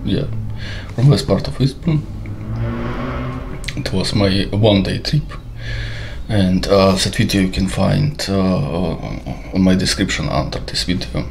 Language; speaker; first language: English; non-native, learner; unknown